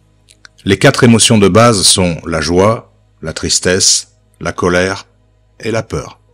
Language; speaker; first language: French; native; French